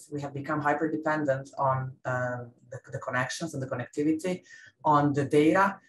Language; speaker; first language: English; non-native, fluent; Serbian